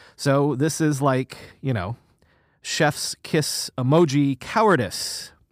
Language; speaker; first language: English; native; English